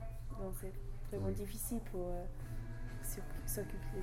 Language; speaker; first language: French; non-native, learner; English